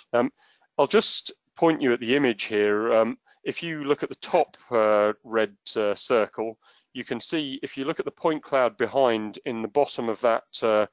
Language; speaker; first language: English; native; English